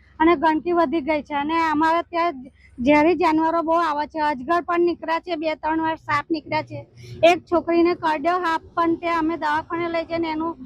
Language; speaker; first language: Gujarati; native; Gujarati